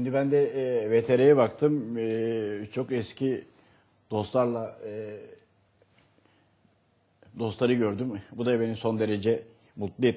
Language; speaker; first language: Turkish; native; Turkish